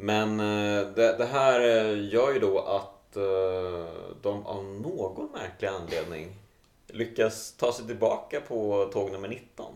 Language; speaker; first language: Swedish; native; Swedish